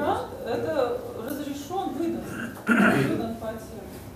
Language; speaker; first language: Russian; native; Russian